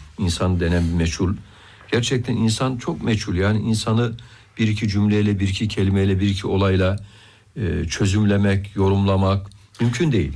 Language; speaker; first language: Turkish; native; Turkish